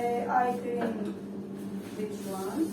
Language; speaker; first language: English; non-native, learner; Greek